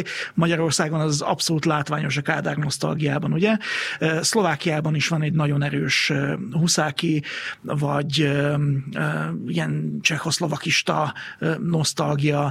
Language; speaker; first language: Hungarian; native; Hungarian